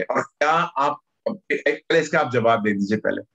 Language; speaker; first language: Hindi; native; Hindi